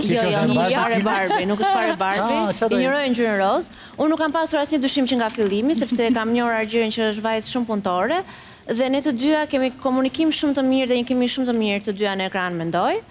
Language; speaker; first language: Albanian; native; Albanian